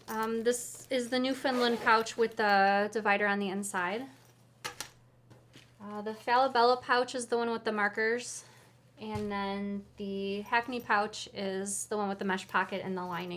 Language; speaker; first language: English; native; English